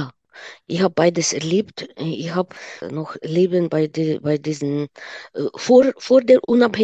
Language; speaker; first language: German; non-native, fluent; Ukrainian